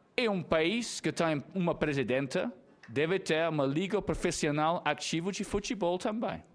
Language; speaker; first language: Portuguese; non-native, fluent; English